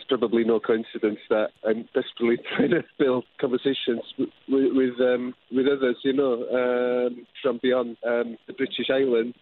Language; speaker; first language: English; non-native, local second language; Welsh